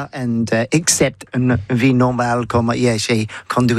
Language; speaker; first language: French; non-native, learner; English